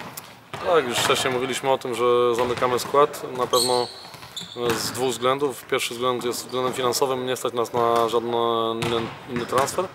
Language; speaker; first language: Polish; native; Polish